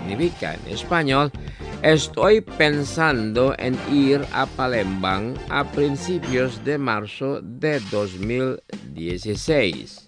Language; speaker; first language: Spanish; non-native, fluent; Indonesian